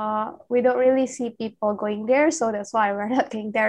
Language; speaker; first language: English; non-native, fluent; Indonesian